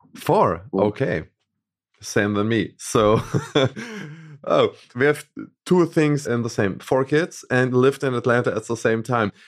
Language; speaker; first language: English; non-native, fluent; German